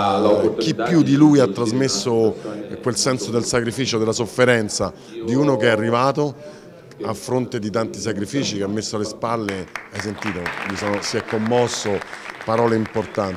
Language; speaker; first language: Italian; native; Italian